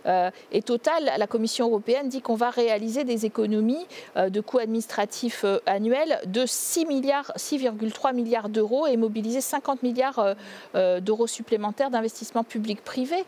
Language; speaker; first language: French; native; French